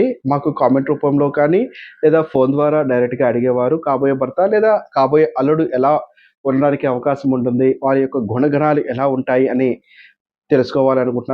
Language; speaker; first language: Telugu; native; Telugu